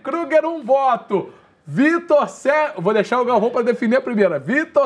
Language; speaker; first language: Portuguese; native; Portuguese